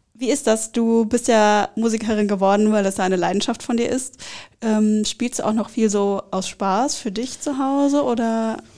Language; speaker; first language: German; native; German